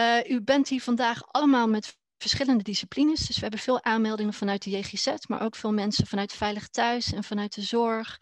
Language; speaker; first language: Dutch; native; Dutch